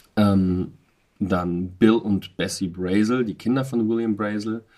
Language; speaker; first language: German; non-native, fluent; Russian